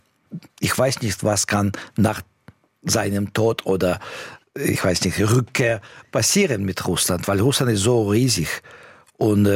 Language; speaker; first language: German; non-native, fluent; Russian